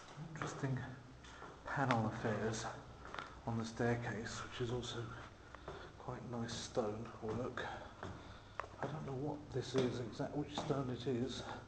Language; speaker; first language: English; native; English